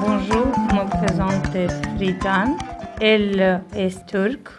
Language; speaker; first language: French; non-native, learner; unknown